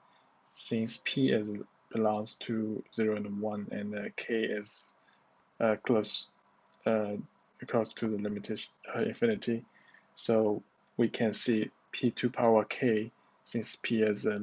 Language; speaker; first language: English; non-native, learner; Chinese